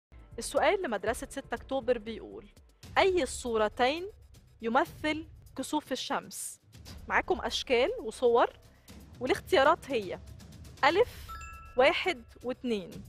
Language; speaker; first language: Arabic; native; Arabic